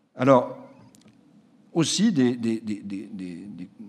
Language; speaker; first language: French; native; French